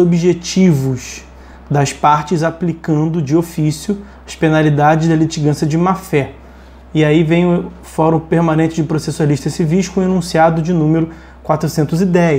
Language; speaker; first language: Portuguese; native; Portuguese